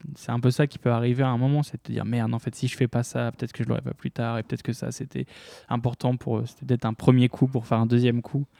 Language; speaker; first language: French; native; French